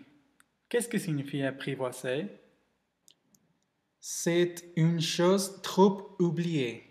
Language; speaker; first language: French; non-native, learner; Spanish